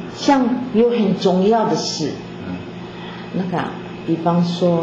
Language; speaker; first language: Chinese; non-native, learner; Filipino